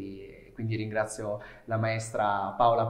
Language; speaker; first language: Italian; native; Italian